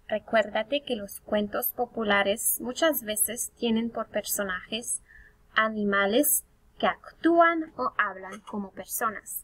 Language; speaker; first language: Spanish; non-native, fluent; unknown